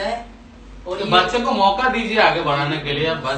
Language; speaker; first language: Hindi; non-native, local second language; Bangla